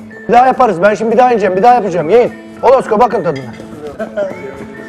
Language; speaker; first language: Turkish; native; Turkish